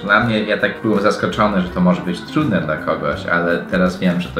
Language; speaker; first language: Polish; non-native, fluent; English